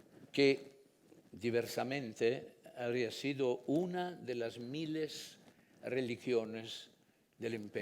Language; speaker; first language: Spanish; non-native, fluent; Italian